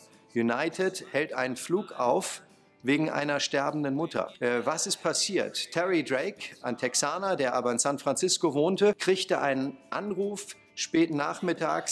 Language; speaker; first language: German; native; German